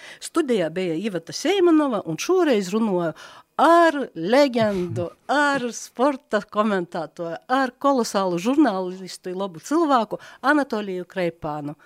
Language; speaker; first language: Latvian; native; Latvian